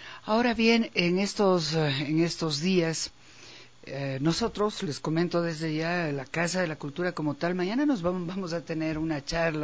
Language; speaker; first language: Spanish; native; Spanish